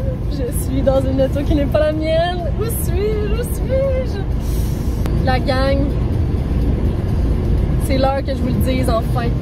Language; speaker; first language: French; native; French